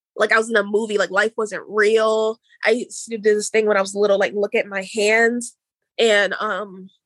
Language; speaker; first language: English; native; English